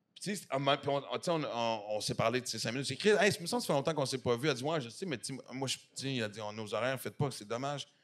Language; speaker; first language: French; native; French